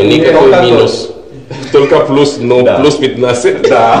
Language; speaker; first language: Russian; non-native, learner; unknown